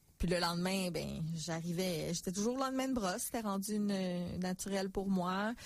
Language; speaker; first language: French; native; French